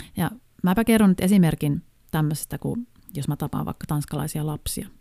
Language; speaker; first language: Finnish; native; Finnish